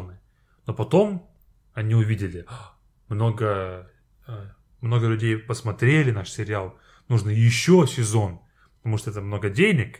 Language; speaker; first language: Russian; non-native, fluent; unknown